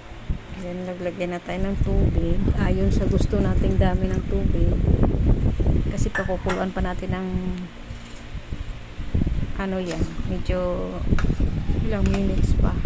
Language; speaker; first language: Filipino; native; Filipino